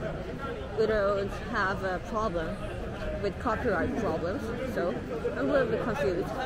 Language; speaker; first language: English; non-native, fluent; Korean